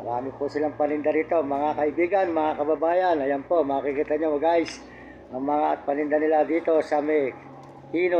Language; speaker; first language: Filipino; native; Filipino